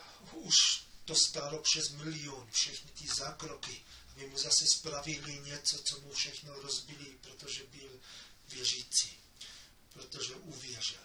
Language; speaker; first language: Czech; non-native, fluent; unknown